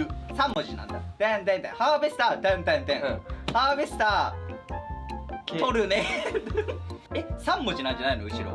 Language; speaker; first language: Japanese; native; Japanese